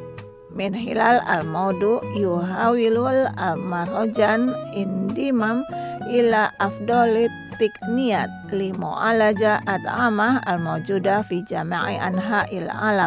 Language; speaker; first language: Arabic; non-native, fluent; Indonesian